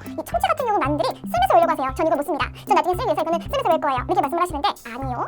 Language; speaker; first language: Korean; native; Korean